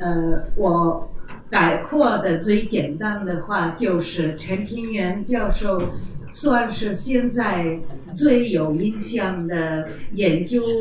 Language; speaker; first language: Chinese; non-native, fluent; Czech